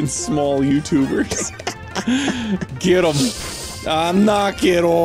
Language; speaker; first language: English; native; English